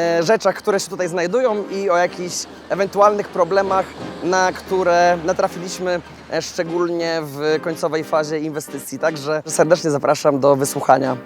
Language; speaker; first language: Polish; native; Polish